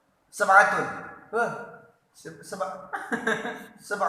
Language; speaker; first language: Arabic; non-native, fluent; Indonesian